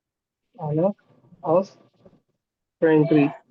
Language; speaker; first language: German; non-native, learner; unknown